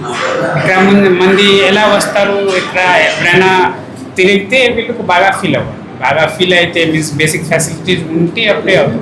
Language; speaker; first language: Telugu; non-native, fluent; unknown